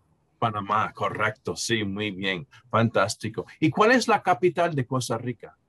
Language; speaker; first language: Spanish; non-native, fluent; English